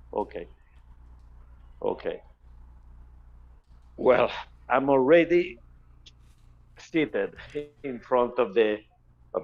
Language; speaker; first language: English; non-native, fluent; Spanish